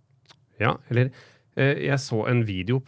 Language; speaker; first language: Norwegian; native; Norwegian